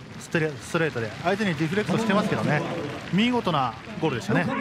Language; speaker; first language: Japanese; native; Japanese